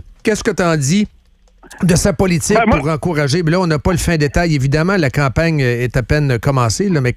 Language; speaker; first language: French; native; French